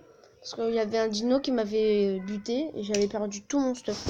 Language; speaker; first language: French; native; French